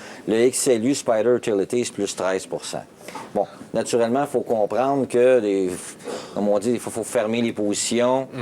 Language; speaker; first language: French; native; French